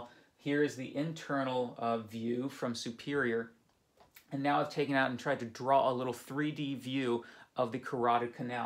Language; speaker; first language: English; native; English